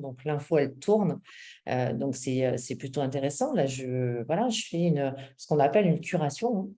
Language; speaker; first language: French; native; French